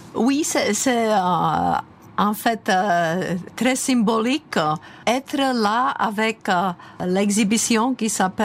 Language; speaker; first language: French; non-native, fluent; Czech